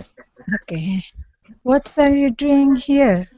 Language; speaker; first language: English; non-native, learner; Indonesian